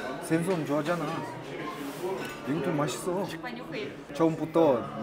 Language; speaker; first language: Korean; non-native, learner; Russian